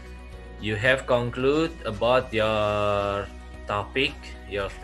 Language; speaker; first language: English; non-native, learner; Indonesian